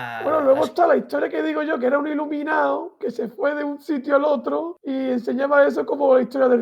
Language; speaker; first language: Spanish; native; Spanish